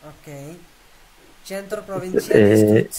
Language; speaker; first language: Italian; non-native, fluent; Bangla